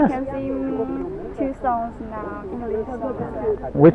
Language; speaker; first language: English; non-native, learner; Chinese